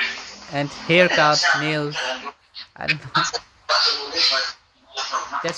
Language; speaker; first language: English; non-native, fluent; Bangla